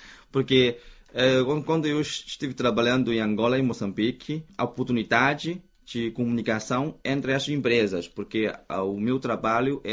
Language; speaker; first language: Portuguese; non-native, fluent; Chinese